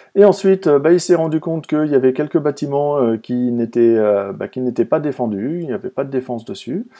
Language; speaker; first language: French; native; French